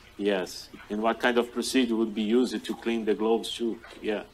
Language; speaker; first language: English; non-native, fluent; Portuguese